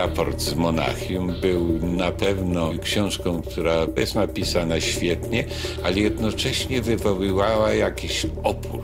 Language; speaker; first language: Polish; native; Polish